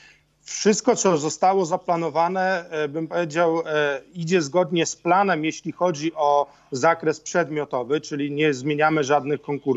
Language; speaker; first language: Polish; native; Polish